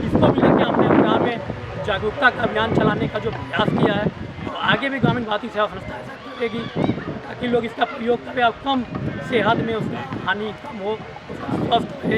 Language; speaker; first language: Hindi; native; Hindi